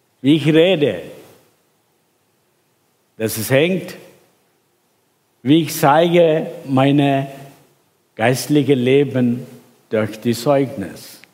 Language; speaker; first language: German; non-native, fluent; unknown